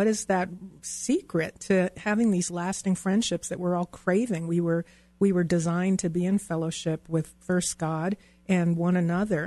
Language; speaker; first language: English; native; English